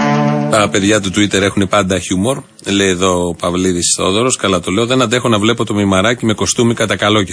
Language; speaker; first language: Greek; native; Greek